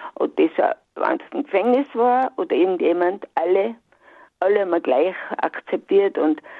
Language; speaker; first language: German; native; German